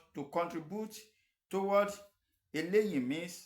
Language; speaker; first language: English; non-native, local second language; Yoruba